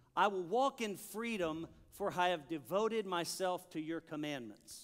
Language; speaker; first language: English; native; English